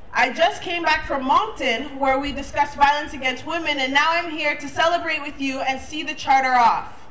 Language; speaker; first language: English; native; English